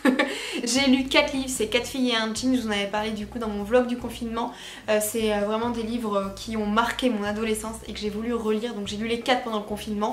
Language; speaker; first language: French; native; French